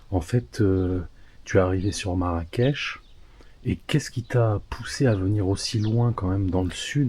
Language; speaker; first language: French; native; French